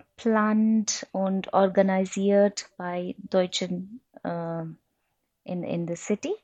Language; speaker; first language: German; non-native, fluent; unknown